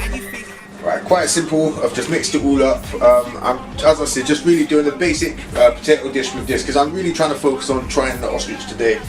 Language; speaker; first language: English; native; English